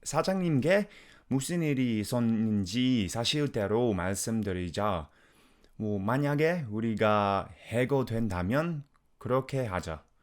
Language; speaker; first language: Korean; non-native, fluent; English